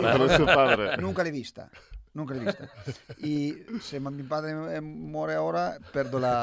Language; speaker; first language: Spanish; non-native, fluent; Italian